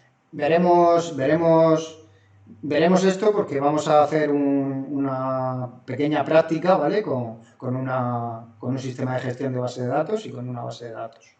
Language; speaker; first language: Spanish; native; Spanish